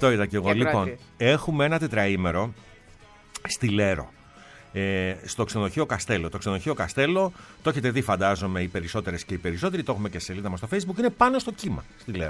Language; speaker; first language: Greek; native; Greek